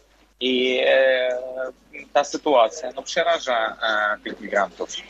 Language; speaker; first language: Polish; non-native, fluent; Belarusian